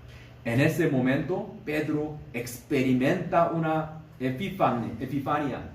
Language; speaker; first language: Spanish; non-native, learner; Korean